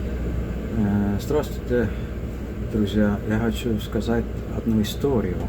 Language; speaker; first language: Russian; non-native, local second language; Estonian